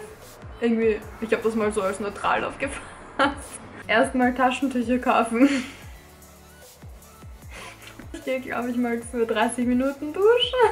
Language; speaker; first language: German; native; German